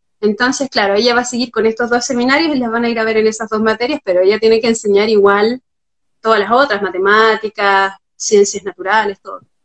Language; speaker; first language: Spanish; native; Spanish